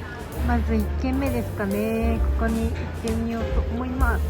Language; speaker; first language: Japanese; native; Japanese